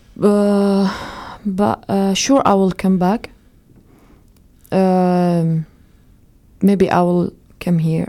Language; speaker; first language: English; non-native, fluent; Arabic